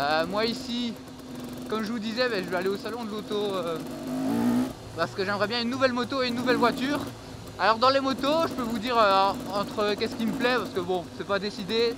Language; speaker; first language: French; native; French